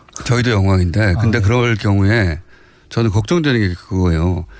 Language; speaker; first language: Korean; native; Korean